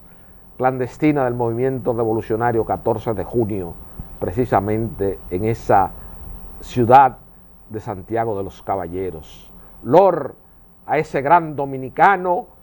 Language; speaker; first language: Spanish; native; Spanish